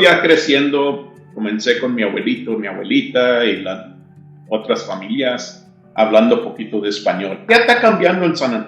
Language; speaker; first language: Spanish; early bilingual, heritage; English